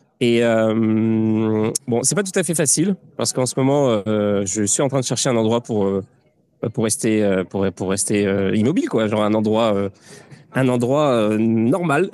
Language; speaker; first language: French; native; French